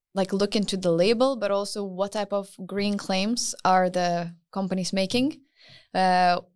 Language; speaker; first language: English; non-native, fluent; Lithuanian